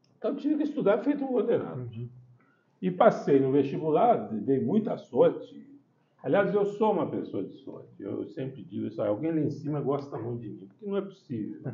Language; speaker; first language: Portuguese; early bilingual, heritage; Portuguese